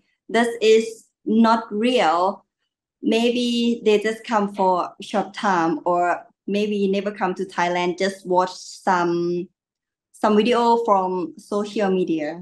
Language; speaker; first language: English; non-native, learner; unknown